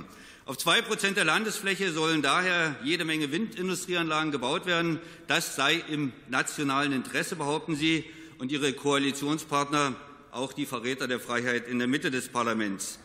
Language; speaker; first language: German; native; German